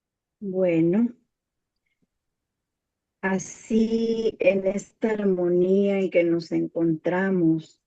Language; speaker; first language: Spanish; native; Spanish